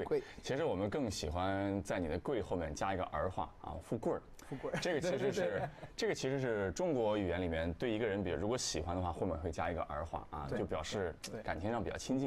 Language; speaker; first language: Chinese; native; Chinese